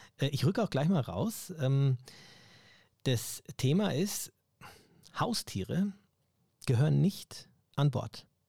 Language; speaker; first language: German; native; German